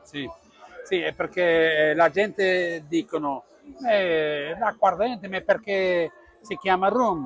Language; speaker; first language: Italian; non-native, learner; Portuguese